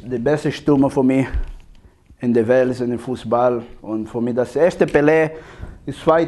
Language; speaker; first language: German; non-native, learner; Portuguese